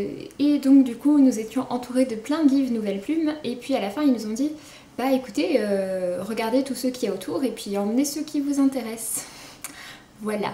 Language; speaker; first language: French; native; French